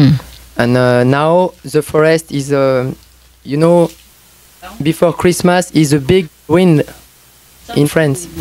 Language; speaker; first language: English; non-native, learner; French